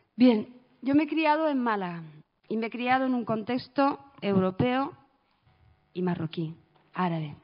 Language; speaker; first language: Spanish; early bilingual, other home language; Arabic